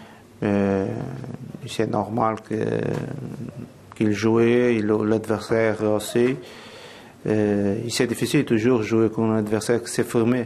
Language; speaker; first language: French; non-native, learner; Portuguese